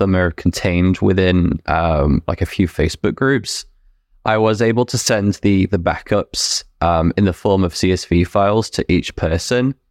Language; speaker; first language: English; native; English